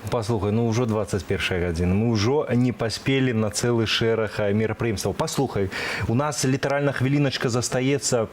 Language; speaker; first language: Belarusian; native; Belarusian